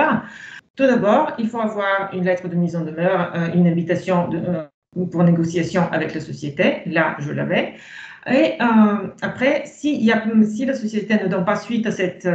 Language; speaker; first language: French; non-native, fluent; Bulgarian